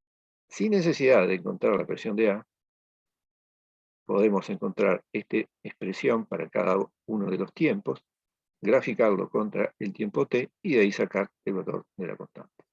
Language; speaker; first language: Spanish; native; Spanish